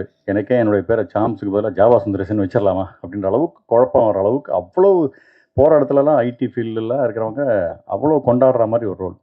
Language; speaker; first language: Tamil; native; Tamil